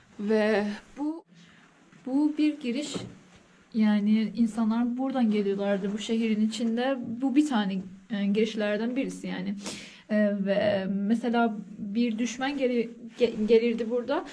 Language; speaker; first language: Turkish; non-native, learner; Persian